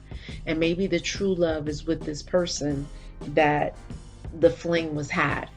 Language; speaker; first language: English; native; English